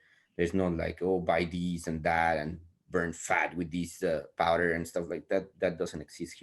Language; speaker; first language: English; non-native, fluent; Spanish